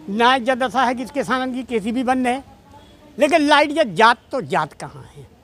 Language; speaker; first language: Hindi; native; Hindi